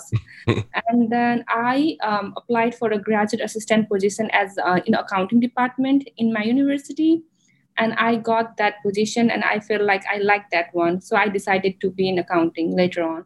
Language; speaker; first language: English; non-native, local second language; Nepali